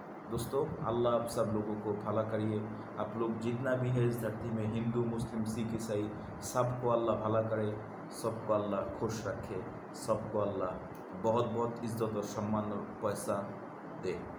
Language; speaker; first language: Hindi; non-native, learner; Bangla